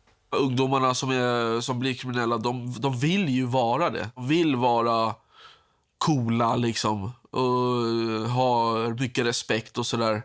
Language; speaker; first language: Swedish; native; Swedish